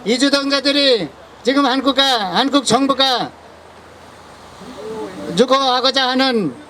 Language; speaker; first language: Korean; non-native, fluent; Nepali